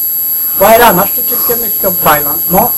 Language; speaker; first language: Swedish; native; Swedish